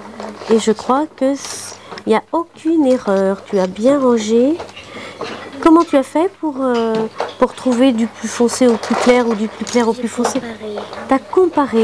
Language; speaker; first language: French; native; French